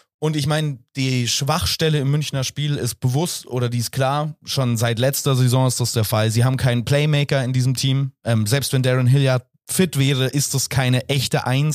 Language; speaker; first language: German; native; German